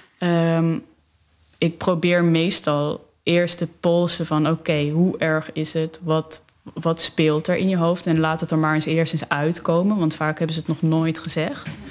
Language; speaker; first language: Dutch; native; Dutch